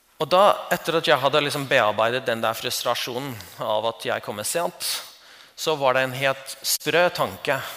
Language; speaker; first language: Norwegian; non-native, fluent; English